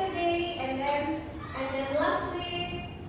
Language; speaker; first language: English; non-native, learner; Indonesian